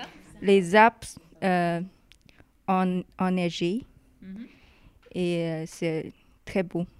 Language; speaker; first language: French; non-native, fluent; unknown